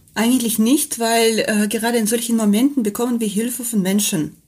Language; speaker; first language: German; non-native, fluent; Russian